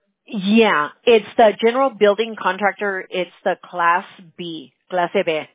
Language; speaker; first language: English; early bilingual, other home language; Spanish